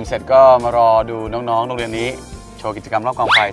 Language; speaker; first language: Thai; native; Thai